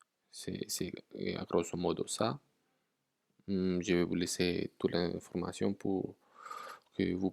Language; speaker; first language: French; non-native, fluent; Spanish